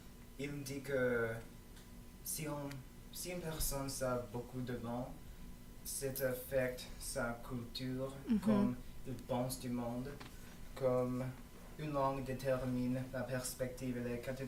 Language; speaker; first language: French; non-native, learner; English